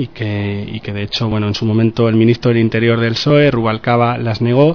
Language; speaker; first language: Spanish; native; Spanish